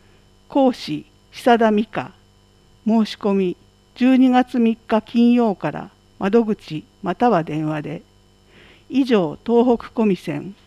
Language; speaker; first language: Japanese; native; Japanese